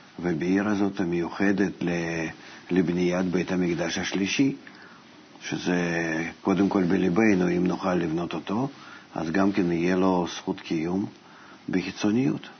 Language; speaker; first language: Hebrew; non-native, fluent; Russian